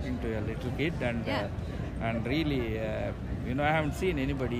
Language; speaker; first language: English; non-native, local second language; Telugu